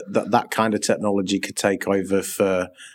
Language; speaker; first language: English; native; English